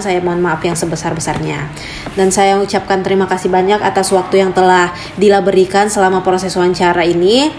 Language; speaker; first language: Indonesian; native; Indonesian